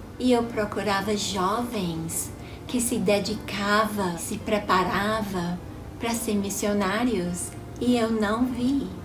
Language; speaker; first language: Portuguese; non-native, fluent; English